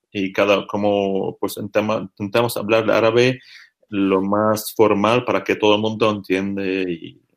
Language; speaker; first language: Spanish; non-native, fluent; Arabic